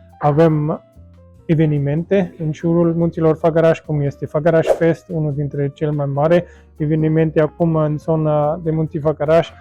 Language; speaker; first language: Romanian; non-native, fluent; German